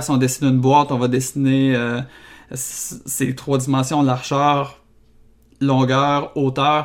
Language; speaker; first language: French; native; French